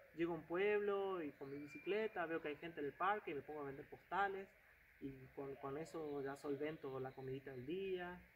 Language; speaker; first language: Spanish; native; Spanish